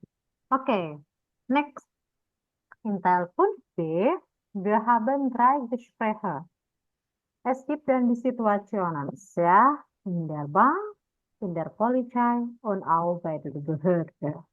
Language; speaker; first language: German; non-native, fluent; Indonesian